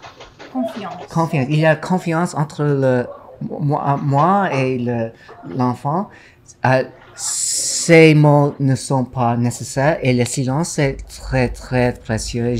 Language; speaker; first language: French; non-native, learner; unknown